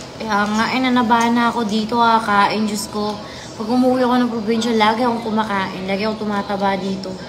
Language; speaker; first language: Filipino; non-native, local second language; Cebuano